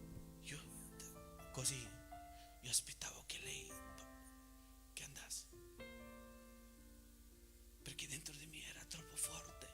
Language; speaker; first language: Italian; non-native, fluent; Spanish